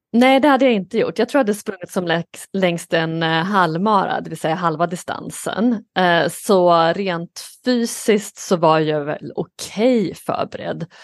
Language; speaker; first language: Swedish; native; Swedish